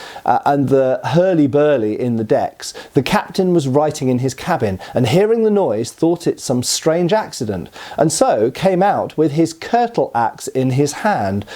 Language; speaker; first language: English; native; English